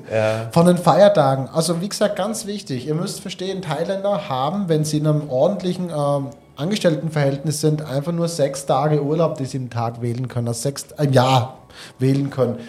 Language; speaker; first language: German; native; German